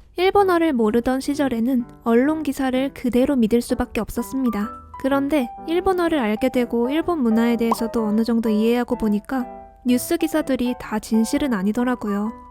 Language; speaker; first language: Korean; native; Korean